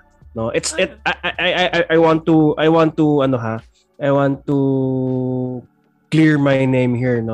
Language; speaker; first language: English; non-native, local second language; Filipino